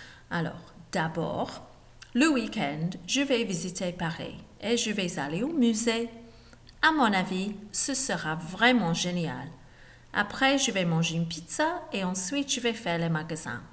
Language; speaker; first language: French; non-native, fluent; English